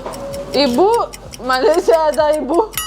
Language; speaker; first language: Indonesian; non-native, learner; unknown